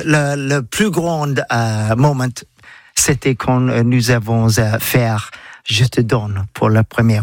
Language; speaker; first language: French; non-native, learner; English